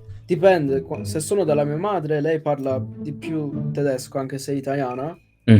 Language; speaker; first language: Italian; early bilingual, heritage; Italian